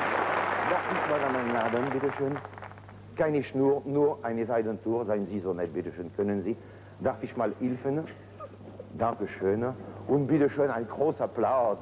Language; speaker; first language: German; non-native, fluent; French